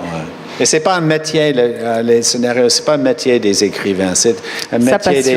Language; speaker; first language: French; non-native, fluent; English